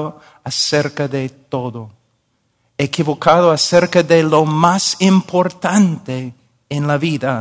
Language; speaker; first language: Spanish; non-native, fluent; English